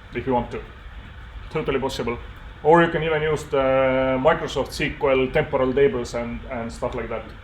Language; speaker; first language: English; non-native, fluent; Estonian